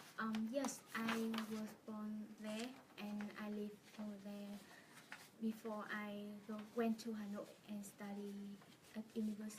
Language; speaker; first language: English; non-native, learner; Vietnamese